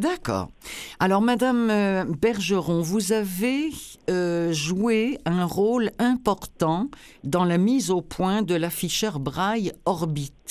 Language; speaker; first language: French; native; French